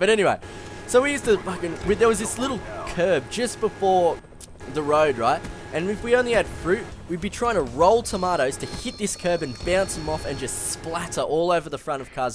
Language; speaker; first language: English; native; English